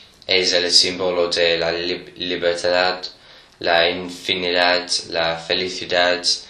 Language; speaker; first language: Spanish; non-native, learner; English